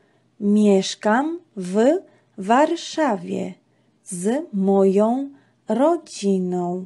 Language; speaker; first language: Polish; non-native, fluent; Georgian